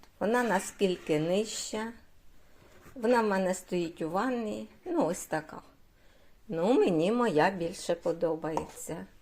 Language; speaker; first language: Ukrainian; native; Ukrainian